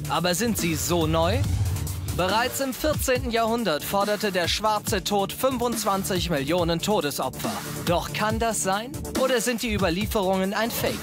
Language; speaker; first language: German; native; German